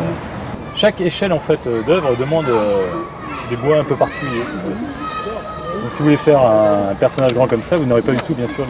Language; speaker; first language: French; native; French